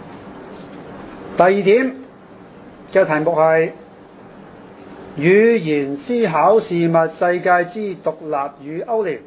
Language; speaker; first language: Chinese; non-native, local second language; Cantonese